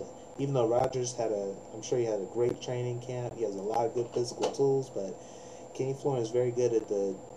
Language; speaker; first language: English; native; English